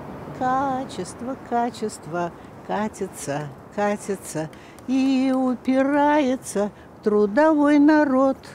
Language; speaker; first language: Russian; native; Russian